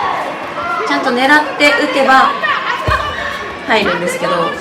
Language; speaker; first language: Japanese; native; Japanese